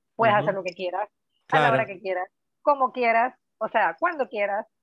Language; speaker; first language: Spanish; native; Spanish